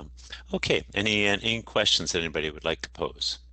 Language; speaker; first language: English; native; English